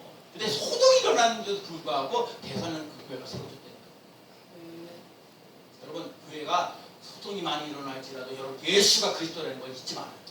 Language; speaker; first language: Korean; native; Korean